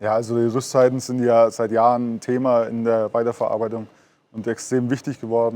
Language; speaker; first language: German; native; German